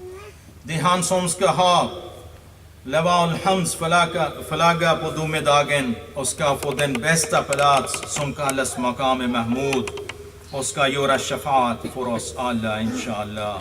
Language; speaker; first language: Swedish; non-native, fluent; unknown